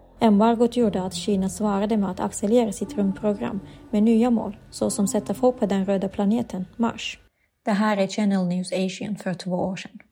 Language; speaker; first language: Swedish; native; Swedish